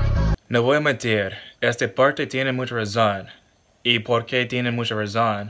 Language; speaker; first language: Spanish; non-native, learner; English